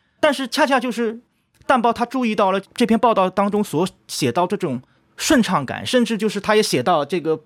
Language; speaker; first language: Chinese; native; Chinese